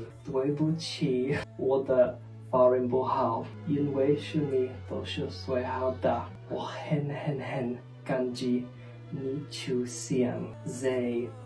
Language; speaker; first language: Chinese; non-native, learner; English